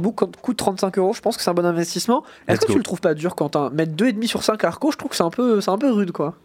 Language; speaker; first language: French; native; French